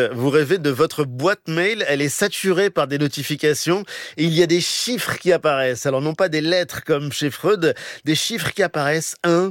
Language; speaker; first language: French; native; French